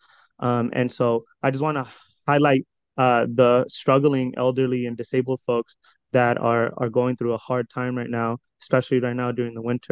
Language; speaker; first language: English; native; English